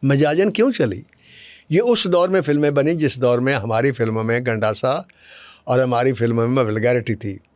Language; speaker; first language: Urdu; non-native, local second language; Punjabi